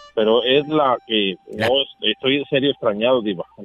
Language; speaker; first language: Spanish; native; Spanish